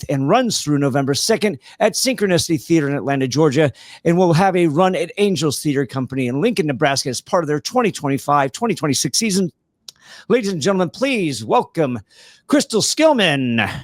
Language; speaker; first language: English; native; English